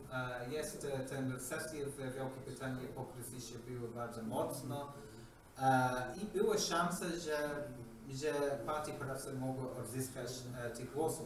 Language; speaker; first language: Polish; non-native, learner; English